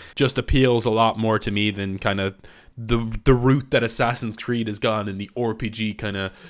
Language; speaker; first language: English; native; English